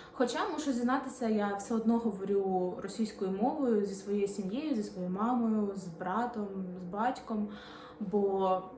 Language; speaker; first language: Ukrainian; non-native, local second language; Russian